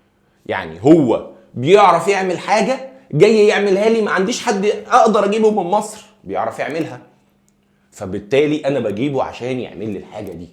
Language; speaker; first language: Arabic; native; Arabic